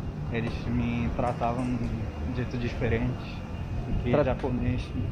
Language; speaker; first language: Portuguese; non-native, fluent; Japanese